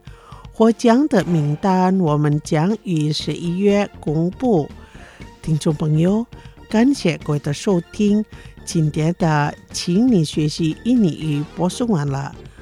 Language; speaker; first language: Chinese; non-native, fluent; Indonesian